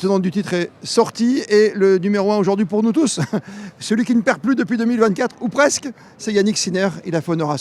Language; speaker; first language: French; native; French